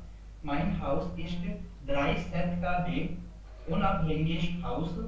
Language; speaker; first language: German; non-native, learner; Hindi